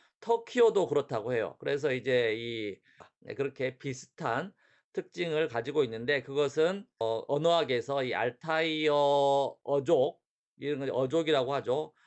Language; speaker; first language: Korean; native; Korean